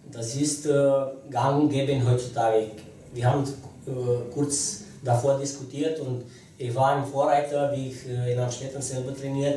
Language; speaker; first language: German; non-native, fluent; Romanian